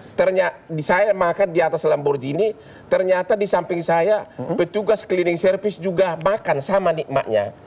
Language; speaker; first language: Indonesian; native; Indonesian